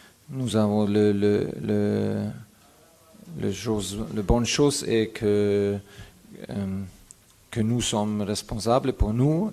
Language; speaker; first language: French; non-native, fluent; German